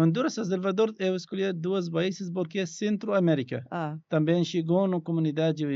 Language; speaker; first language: Portuguese; non-native, learner; Arabic